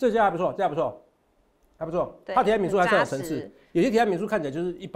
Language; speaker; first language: Chinese; native; Chinese